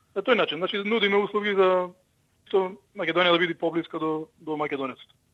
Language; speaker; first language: Macedonian; early bilingual, heritage; Macedonian